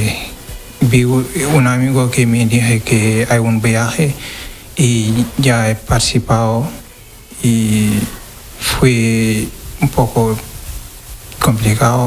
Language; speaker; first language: Spanish; non-native, learner; Wolof